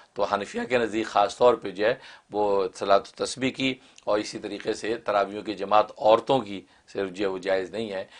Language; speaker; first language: Hindi; non-native, local second language; Kashmiri